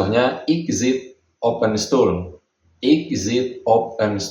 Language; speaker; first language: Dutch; non-native, fluent; Indonesian